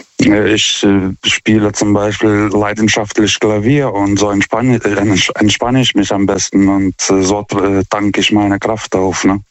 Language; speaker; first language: German; non-native, fluent; Lithuanian